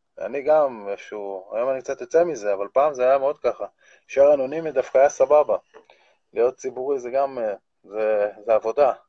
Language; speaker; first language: Hebrew; native; Hebrew